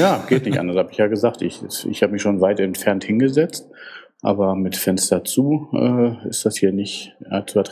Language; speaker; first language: German; native; German